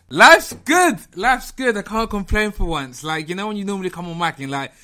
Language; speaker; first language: English; native; English